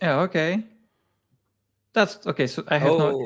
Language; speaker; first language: English; non-native, fluent; Polish